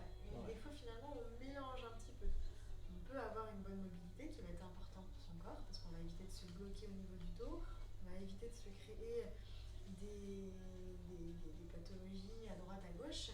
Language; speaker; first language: French; native; French